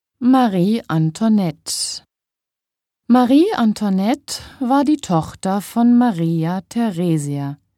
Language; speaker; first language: German; native; German